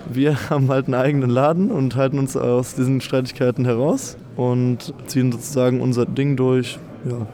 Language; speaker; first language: German; native; German